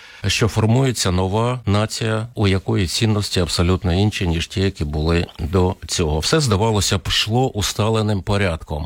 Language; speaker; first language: Ukrainian; native; Ukrainian